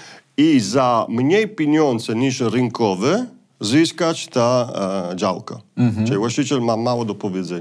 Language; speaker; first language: Polish; non-native, fluent; Italian